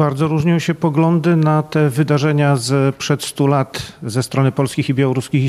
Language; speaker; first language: Polish; native; Polish